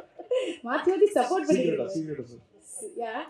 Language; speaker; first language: Tamil; native; Tamil